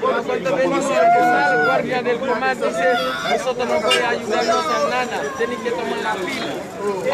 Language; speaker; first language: Spanish; non-native, learner; Haitian Creole